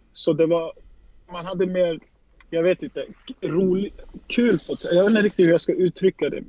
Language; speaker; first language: Swedish; early bilingual, other home language; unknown